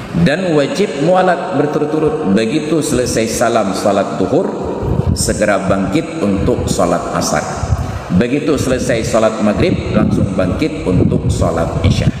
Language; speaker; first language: Malay; non-native, local second language; Achinese